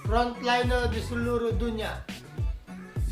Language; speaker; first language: Indonesian; non-native, fluent; Filipino